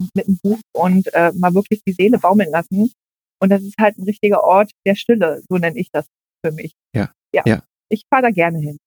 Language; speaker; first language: German; native; German